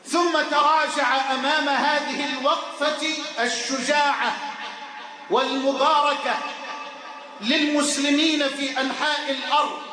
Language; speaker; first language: Arabic; native; Arabic